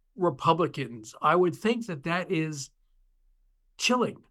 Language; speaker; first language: English; native; English